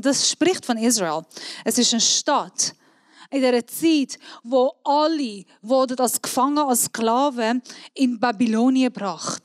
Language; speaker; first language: German; non-native, fluent; Persian